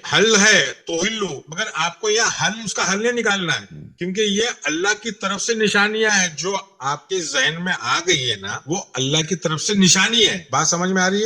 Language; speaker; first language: Urdu; non-native, local second language; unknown